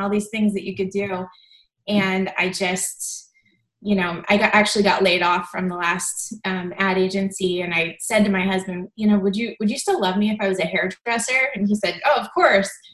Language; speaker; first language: English; native; English